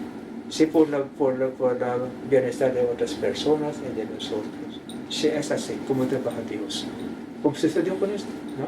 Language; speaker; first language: Spanish; non-native, learner; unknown